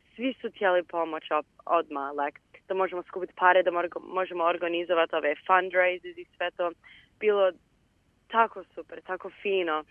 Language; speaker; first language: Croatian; early bilingual, heritage; Bosnian